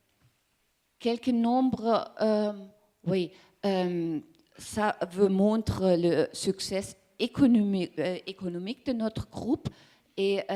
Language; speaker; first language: French; non-native, learner; German